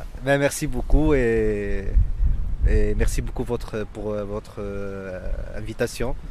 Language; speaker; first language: French; non-native, local second language; Arabic